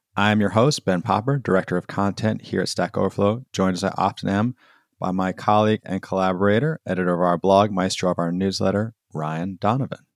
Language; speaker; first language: English; native; English